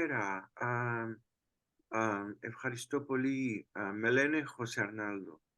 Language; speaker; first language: Greek; non-native, learner; Spanish